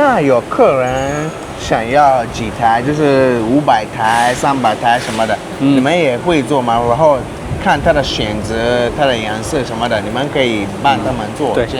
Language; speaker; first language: Chinese; non-native, learner; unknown